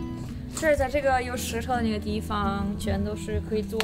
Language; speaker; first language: Chinese; early bilingual, heritage; Chinese